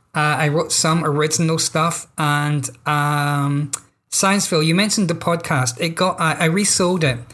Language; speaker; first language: English; native; English